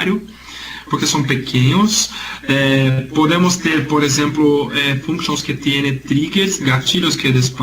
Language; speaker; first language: Spanish; non-native, learner; Portuguese